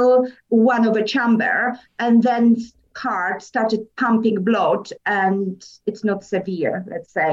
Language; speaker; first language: English; non-native, learner; Polish